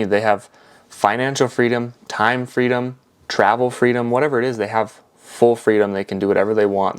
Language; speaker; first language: English; native; English